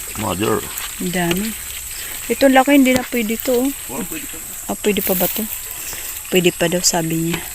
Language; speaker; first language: Filipino; native; Filipino